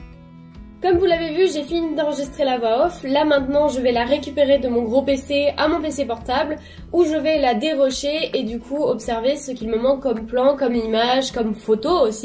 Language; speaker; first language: French; native; French